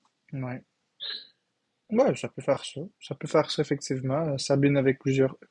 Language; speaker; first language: French; native; French